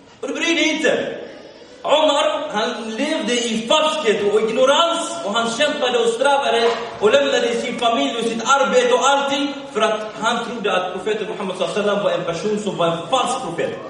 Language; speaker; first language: Swedish; early bilingual, other home language; Arabic